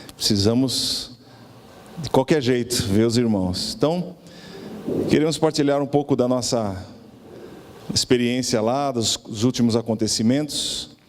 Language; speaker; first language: Portuguese; native; Portuguese